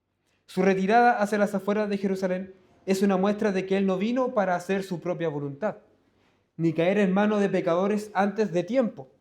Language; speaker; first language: Spanish; native; Spanish